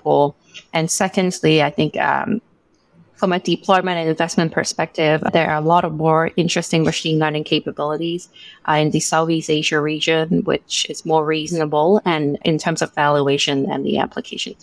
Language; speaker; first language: English; non-native, local second language; Cantonese